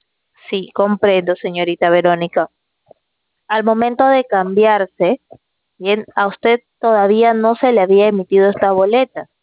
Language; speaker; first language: Spanish; native; Spanish